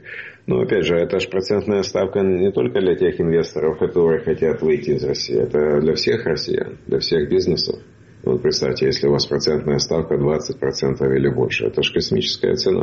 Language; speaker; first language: Russian; native; Russian